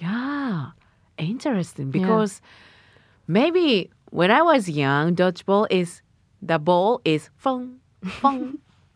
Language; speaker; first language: English; non-native, learner; Japanese